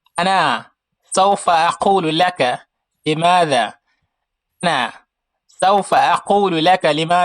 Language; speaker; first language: Arabic; non-native, fluent; Wolof